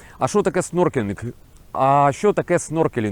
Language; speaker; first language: Ukrainian; native; Ukrainian